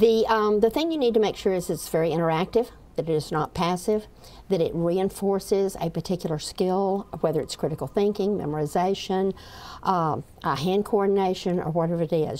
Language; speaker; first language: English; native; English